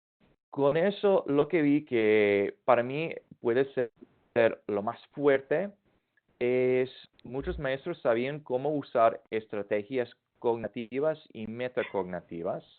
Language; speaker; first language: Spanish; non-native, fluent; English